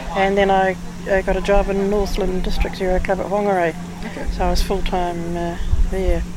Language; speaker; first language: English; native; English